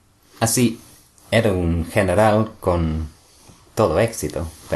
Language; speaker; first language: Spanish; non-native, fluent; English